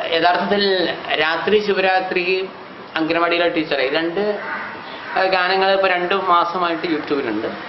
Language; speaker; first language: Malayalam; non-native, local second language; Hindi